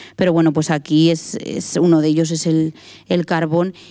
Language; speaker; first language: Spanish; native; Spanish